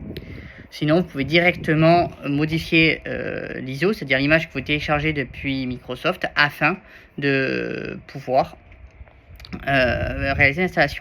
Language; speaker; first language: French; native; French